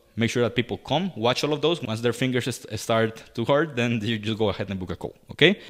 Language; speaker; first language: English; non-native, fluent; Spanish